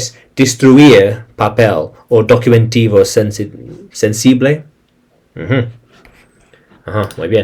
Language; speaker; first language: Spanish; non-native, learner; English